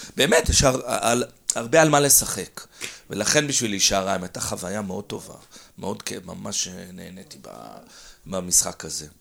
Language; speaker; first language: Hebrew; native; Hebrew